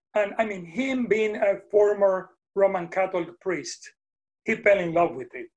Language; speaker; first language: English; non-native, fluent; Spanish